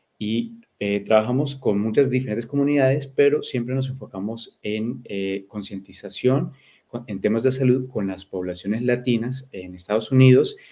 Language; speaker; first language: Spanish; early bilingual, heritage; Spanish